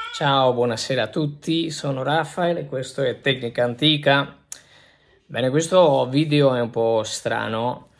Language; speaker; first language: Italian; non-native, fluent; Spanish